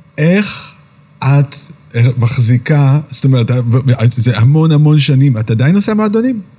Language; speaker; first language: Hebrew; native; Hebrew